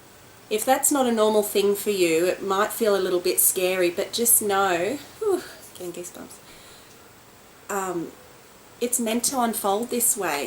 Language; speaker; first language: English; native; English